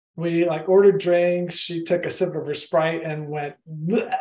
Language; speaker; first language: English; native; English